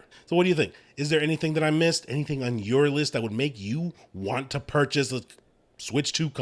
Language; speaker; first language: English; native; English